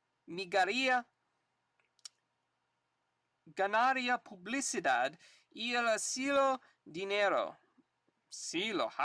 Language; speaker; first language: Spanish; non-native, learner; English